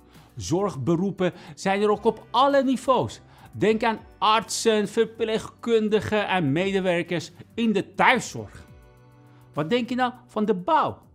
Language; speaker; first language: Dutch; non-native, fluent; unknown